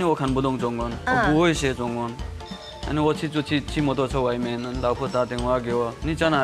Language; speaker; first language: Chinese; non-native, learner; Nepali